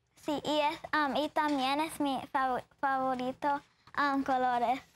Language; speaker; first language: Spanish; early bilingual, heritage; English